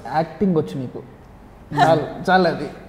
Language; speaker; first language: Telugu; native; Telugu